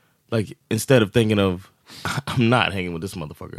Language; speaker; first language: English; native; English